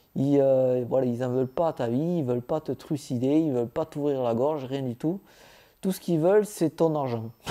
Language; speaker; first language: French; native; French